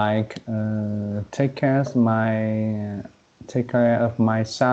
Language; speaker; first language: English; non-native, learner; Vietnamese